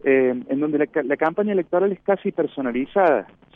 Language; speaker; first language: Spanish; native; Spanish